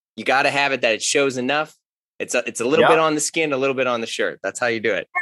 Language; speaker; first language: English; native; English